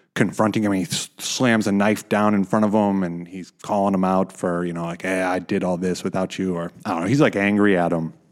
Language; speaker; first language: English; native; English